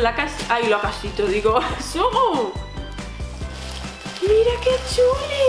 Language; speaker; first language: Spanish; native; Spanish